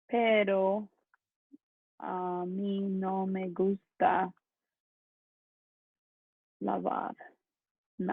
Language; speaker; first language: Spanish; early bilingual, other home language; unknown